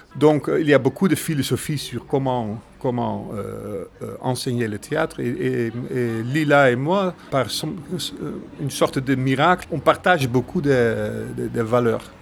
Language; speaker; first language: French; non-native, fluent; Dutch